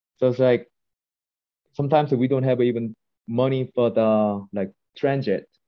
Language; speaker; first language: English; non-native, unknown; Korean